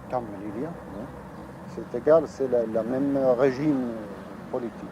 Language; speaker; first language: French; non-native, learner; Spanish